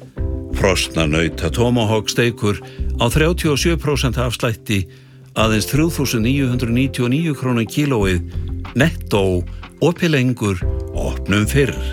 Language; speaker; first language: Icelandic; native; Icelandic